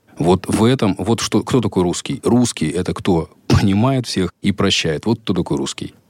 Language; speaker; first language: Russian; native; Russian